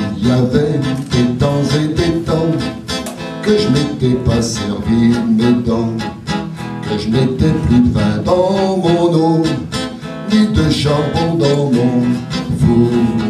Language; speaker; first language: French; native; French